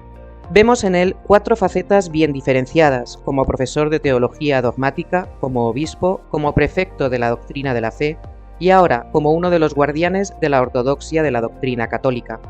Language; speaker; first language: Spanish; native; Spanish